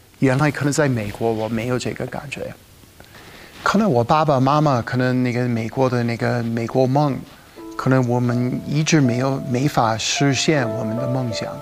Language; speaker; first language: Chinese; non-native, fluent; English